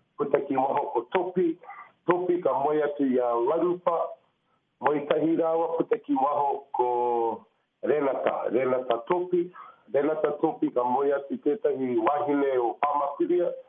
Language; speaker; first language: Māori; non-native, local second language; English